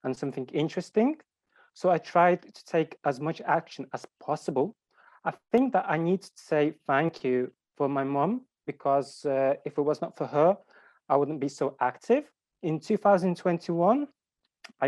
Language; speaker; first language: English; non-native, fluent; Ukrainian